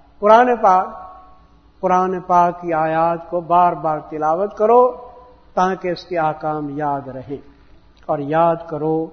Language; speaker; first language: Urdu; non-native, local second language; Punjabi